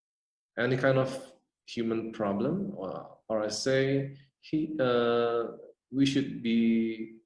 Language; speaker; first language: English; non-native, fluent; Indonesian